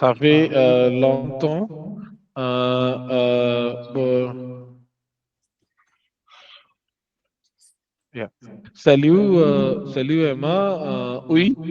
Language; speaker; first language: French; non-native, learner; Hindi